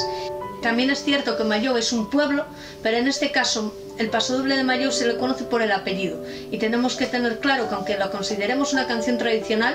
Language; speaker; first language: Spanish; native; Spanish